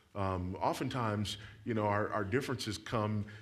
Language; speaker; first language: English; native; English